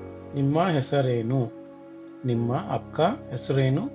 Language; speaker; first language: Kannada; non-native, local second language; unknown